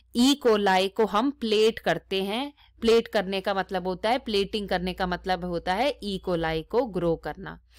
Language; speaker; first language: Hindi; native; Hindi